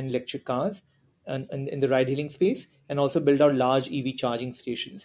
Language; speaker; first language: English; non-native, local second language; Hindi